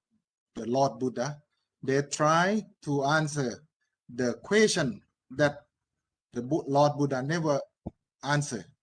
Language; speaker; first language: English; non-native, fluent; Thai